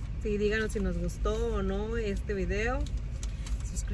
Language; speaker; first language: Spanish; native; Spanish